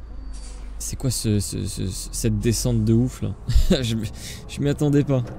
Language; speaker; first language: French; native; French